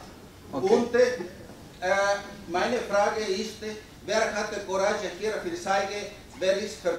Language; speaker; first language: German; non-native, learner; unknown